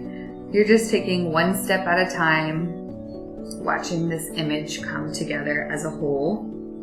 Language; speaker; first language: English; native; English